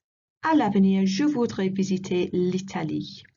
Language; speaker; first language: French; non-native, learner; English